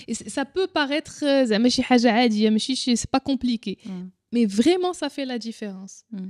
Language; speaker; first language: French; non-native, local second language; Arabic